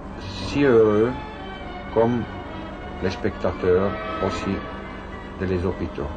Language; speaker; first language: French; non-native, fluent; German